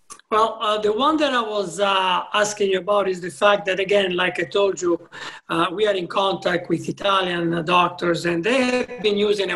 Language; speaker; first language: English; non-native, fluent; Italian